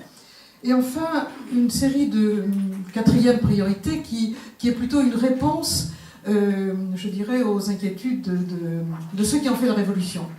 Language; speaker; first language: French; native; French